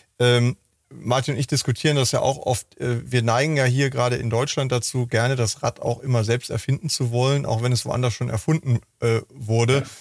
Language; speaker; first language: German; native; German